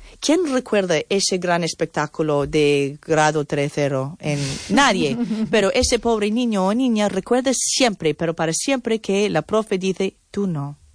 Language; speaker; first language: Spanish; non-native, fluent; English